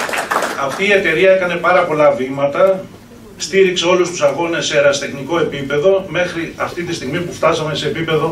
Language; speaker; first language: Greek; native; Greek